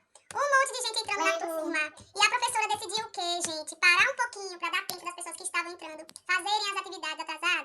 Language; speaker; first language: Portuguese; native; Portuguese